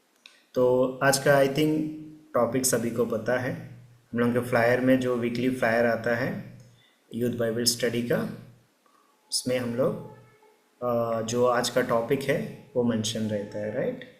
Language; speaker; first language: Hindi; native; Hindi